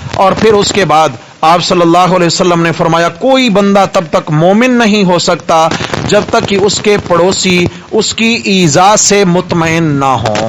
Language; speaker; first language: Urdu; non-native, local second language; Punjabi